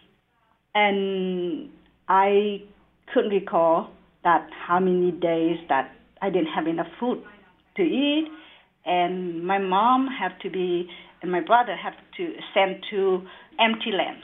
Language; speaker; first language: English; non-native, learner; Vietnamese